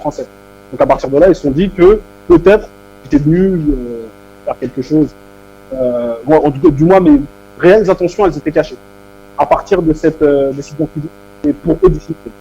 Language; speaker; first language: French; native; French